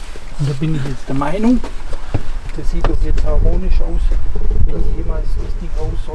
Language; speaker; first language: German; native; German